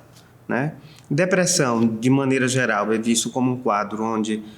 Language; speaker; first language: Portuguese; native; Portuguese